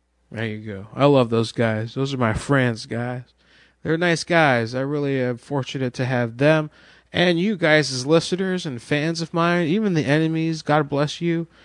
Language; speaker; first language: English; early bilingual, other home language; Spanish